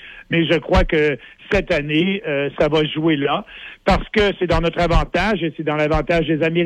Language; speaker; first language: French; native; French